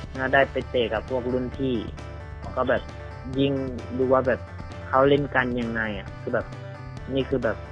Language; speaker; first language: Thai; early bilingual, heritage; Thai